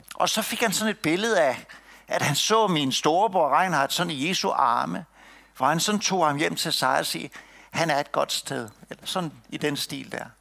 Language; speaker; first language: Danish; native; Danish